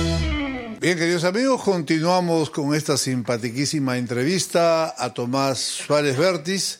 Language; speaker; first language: Spanish; native; Spanish